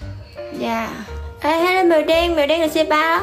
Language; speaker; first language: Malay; non-native, learner; Vietnamese